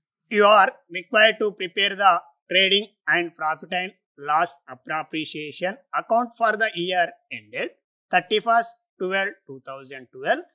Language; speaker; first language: English; non-native, local second language; Telugu